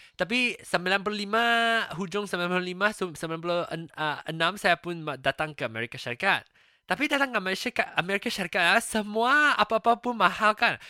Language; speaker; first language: Malay; non-native, local second language; Chinese